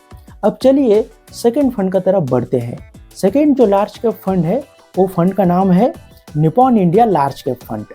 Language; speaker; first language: Hindi; non-native, local second language; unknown